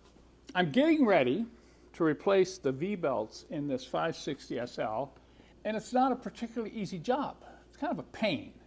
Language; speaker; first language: English; native; English